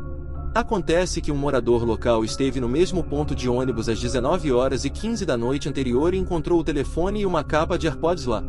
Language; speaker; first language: Portuguese; native; Portuguese